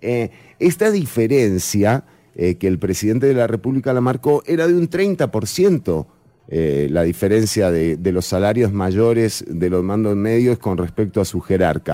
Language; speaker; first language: Spanish; native; Spanish